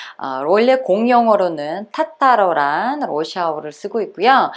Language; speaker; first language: Korean; non-native, fluent; Uzbek